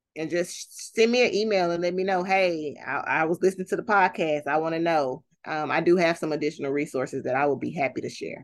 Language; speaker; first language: English; native; English